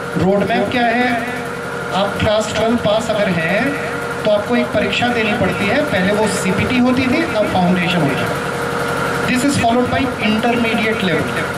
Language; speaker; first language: Hindi; native; Hindi